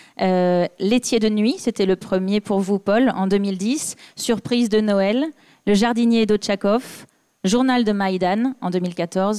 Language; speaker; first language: French; native; French